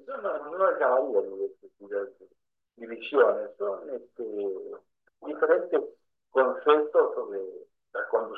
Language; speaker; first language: Spanish; native; Spanish